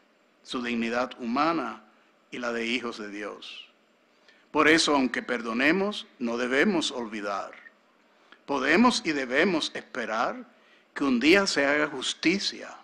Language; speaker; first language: Spanish; native; Spanish